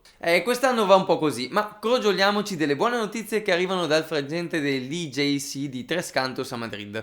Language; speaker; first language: Italian; native; Italian